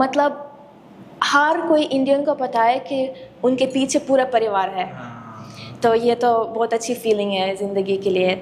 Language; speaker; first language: Hindi; non-native, fluent; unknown